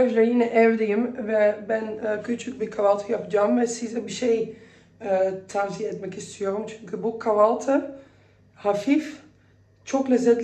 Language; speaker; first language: Turkish; early bilingual, heritage; Dutch